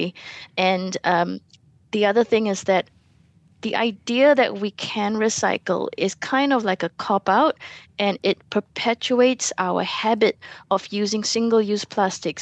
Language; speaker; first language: English; non-native, local second language; Malay